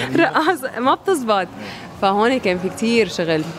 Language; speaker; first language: Arabic; non-native, fluent; English